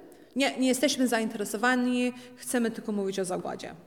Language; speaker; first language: Polish; early bilingual, heritage; Polish